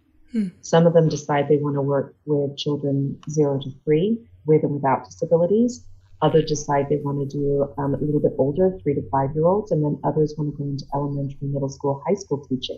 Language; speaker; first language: English; native; English